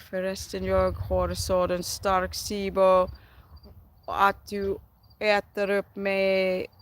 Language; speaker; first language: Swedish; non-native, learner; English